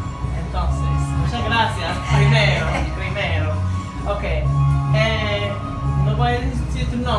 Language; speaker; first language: Spanish; non-native, learner; English